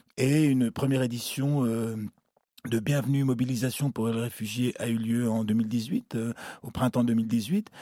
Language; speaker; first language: French; native; French